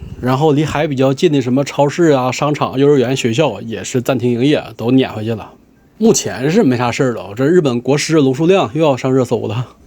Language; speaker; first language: Chinese; native; Chinese